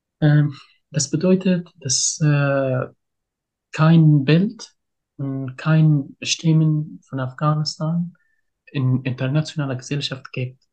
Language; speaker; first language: German; non-native, learner; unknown